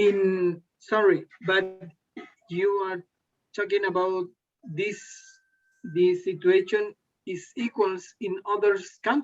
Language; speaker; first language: English; non-native, learner; Spanish